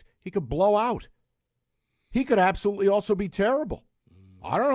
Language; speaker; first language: English; native; English